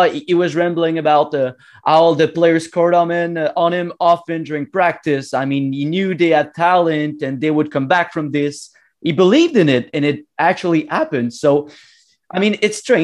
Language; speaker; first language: English; non-native, fluent; French